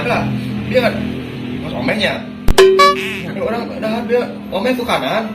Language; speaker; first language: Indonesian; non-native, local second language; Sundanese